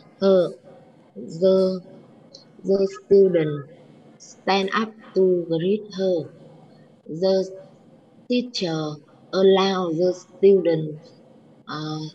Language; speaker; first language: English; non-native, learner; Vietnamese